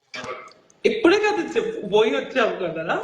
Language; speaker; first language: Telugu; non-native, local second language; Odia